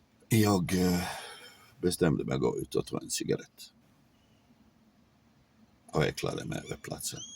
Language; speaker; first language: Swedish; non-native, fluent; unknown